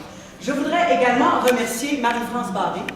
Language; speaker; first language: French; native; French